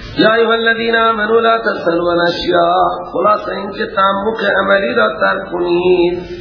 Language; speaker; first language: Persian; non-native, local second language; Baluchi